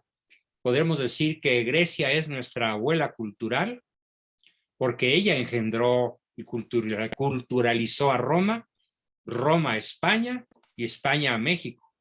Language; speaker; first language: Spanish; native; Spanish